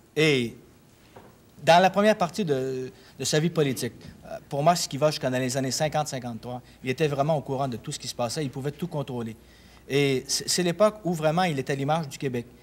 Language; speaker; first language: French; native; French